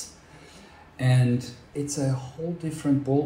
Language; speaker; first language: English; non-native, fluent; Swiss German